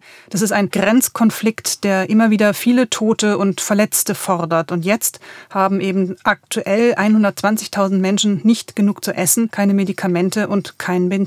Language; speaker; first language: German; native; German